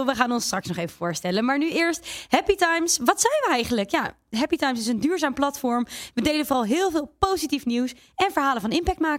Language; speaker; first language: Dutch; native; Dutch